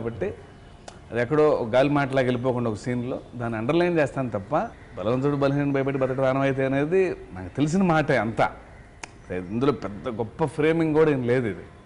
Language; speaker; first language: Telugu; native; Telugu